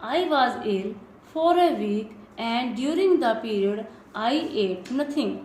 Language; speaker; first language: English; non-native, local second language; Punjabi